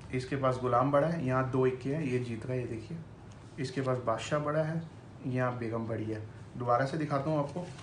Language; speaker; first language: Hindi; native; Hindi